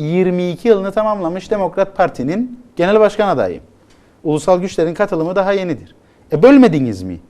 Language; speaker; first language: Turkish; native; Turkish